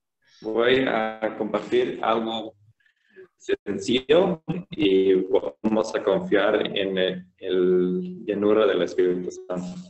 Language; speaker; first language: Spanish; non-native, fluent; Korean